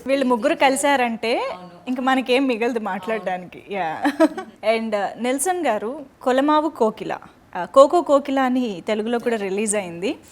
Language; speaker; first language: Telugu; native; Telugu